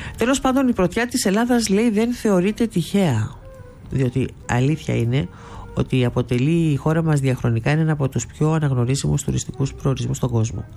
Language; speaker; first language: Greek; native; Greek